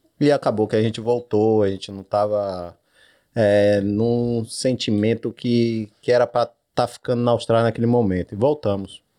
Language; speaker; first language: Portuguese; native; Portuguese